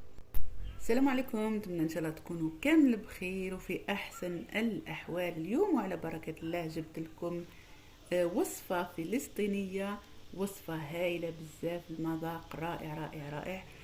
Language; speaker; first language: Arabic; native; Arabic